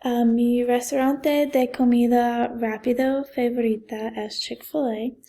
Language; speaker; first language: Spanish; non-native, learner; English